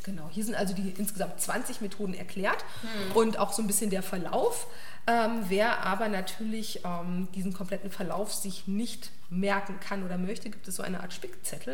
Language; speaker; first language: German; native; German